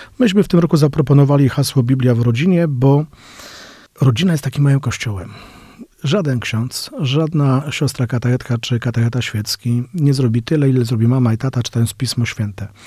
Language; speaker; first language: Polish; native; Polish